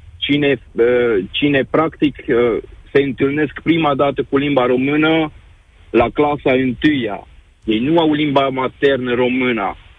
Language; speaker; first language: Romanian; non-native, local second language; Hungarian